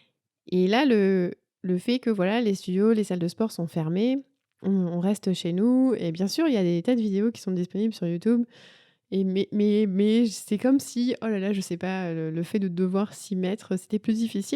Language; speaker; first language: French; native; French